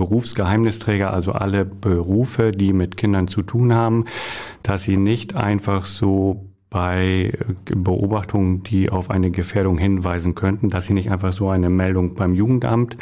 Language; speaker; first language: German; native; German